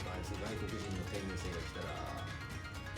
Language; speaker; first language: Japanese; native; Japanese